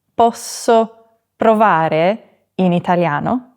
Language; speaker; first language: Italian; non-native, fluent; English